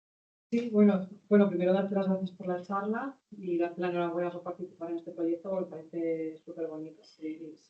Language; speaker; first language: Spanish; native; Spanish